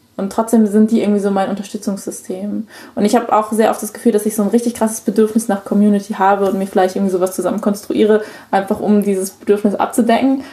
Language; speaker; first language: German; early bilingual, other home language; Chinese